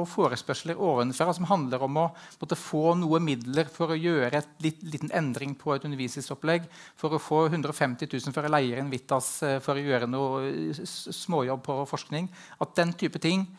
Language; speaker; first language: Norwegian; native; Norwegian